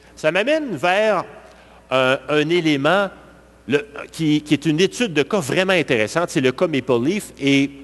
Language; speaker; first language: French; native; French